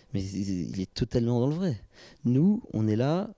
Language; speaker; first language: French; native; French